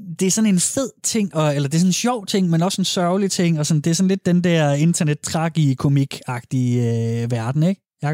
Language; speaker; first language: Danish; native; Danish